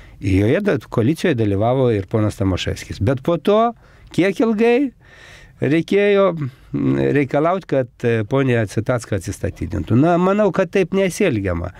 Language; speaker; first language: Lithuanian; native; Lithuanian